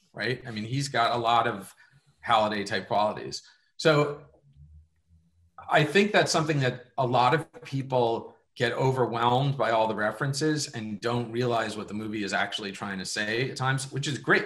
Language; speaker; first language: English; native; English